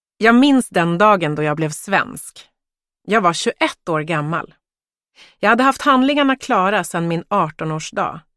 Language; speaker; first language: Swedish; early bilingual, other home language; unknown